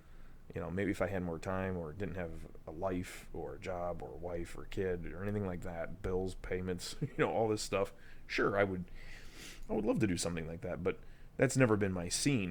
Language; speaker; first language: English; native; English